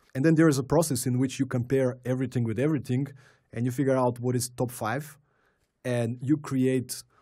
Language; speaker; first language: English; non-native, fluent; Bulgarian